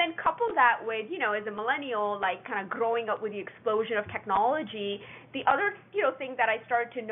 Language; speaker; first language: English; native; English